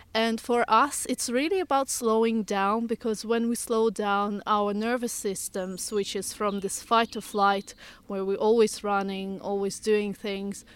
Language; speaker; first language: English; non-native, fluent; Russian